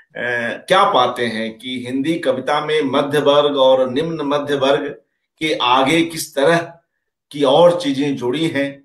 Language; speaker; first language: Hindi; native; Hindi